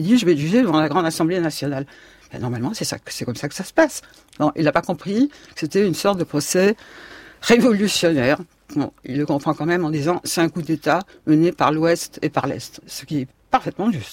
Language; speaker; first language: French; native; French